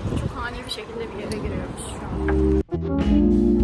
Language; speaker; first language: Turkish; early bilingual, heritage; Turkish